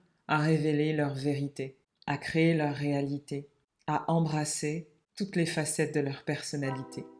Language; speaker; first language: French; native; French